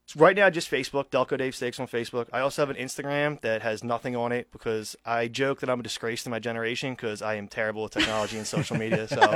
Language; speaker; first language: English; native; English